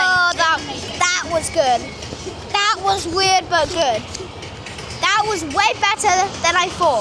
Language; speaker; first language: English; native; English